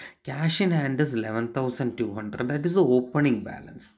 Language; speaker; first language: English; non-native, local second language; Malayalam